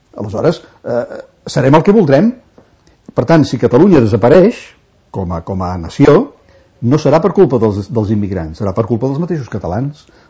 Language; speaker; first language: Catalan; native; Catalan